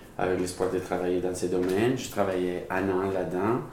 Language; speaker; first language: French; non-native, learner; Spanish